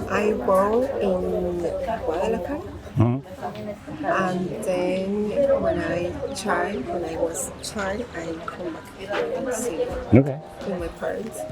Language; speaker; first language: English; non-native, learner; Spanish